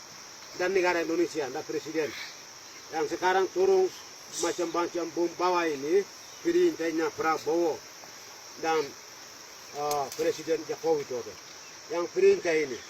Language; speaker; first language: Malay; non-native, local second language; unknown